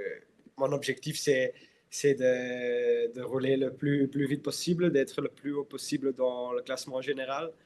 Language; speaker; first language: French; non-native, local second language; Dutch